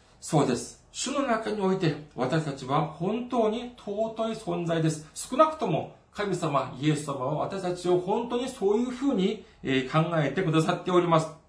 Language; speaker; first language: Japanese; non-native, fluent; Korean